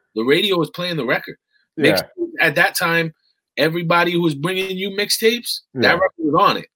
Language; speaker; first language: English; native; English